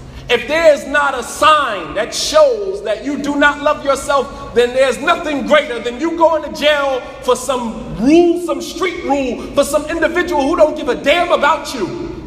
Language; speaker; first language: English; native; English